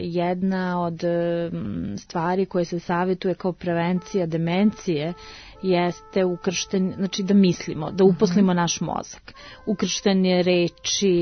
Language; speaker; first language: Serbian; native; Serbian